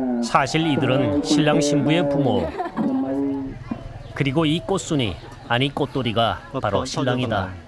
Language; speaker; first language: Korean; native; Korean